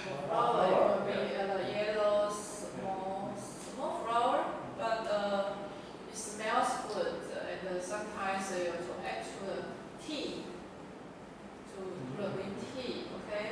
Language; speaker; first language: English; non-native, learner; Chinese